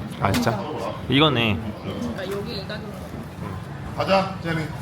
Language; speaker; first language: Korean; native; Korean